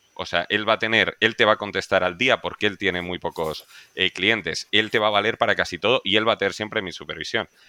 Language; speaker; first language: Spanish; native; Spanish